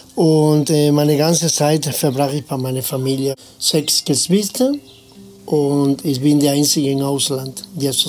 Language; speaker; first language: German; non-native, fluent; Spanish